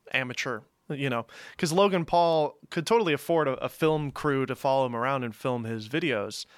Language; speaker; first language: English; native; English